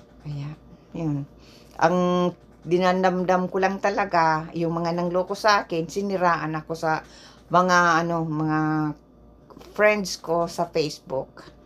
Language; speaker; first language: Filipino; non-native, local second language; Bikol